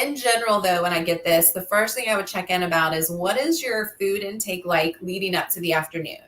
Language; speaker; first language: English; native; English